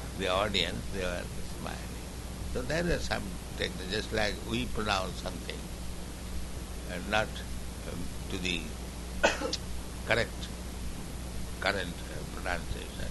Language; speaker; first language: English; non-native, local second language; Bangla